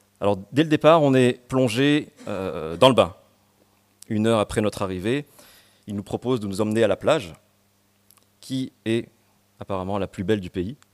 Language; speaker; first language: French; non-native, local second language; Malagasy